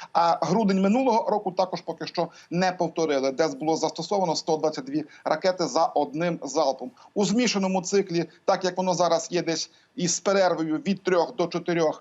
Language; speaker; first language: Ukrainian; native; Ukrainian